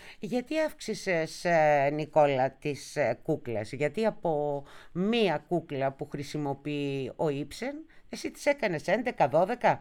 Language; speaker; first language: Greek; native; Greek